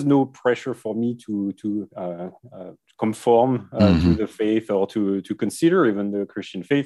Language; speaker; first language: English; non-native, fluent; French